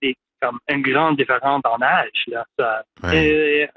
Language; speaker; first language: French; non-native, local second language; English